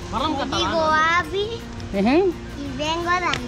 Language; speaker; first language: Spanish; early bilingual, other home language; Filipino